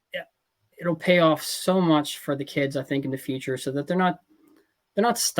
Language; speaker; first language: English; native; English